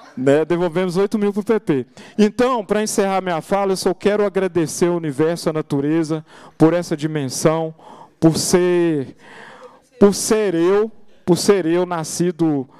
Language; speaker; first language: Portuguese; native; Portuguese